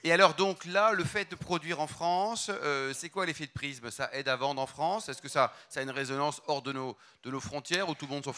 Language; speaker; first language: French; native; French